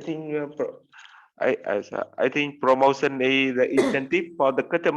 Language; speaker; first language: English; non-native, learner; Vietnamese